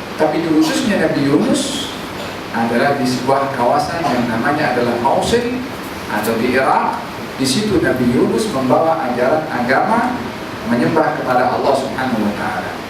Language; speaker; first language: Malay; native; Malay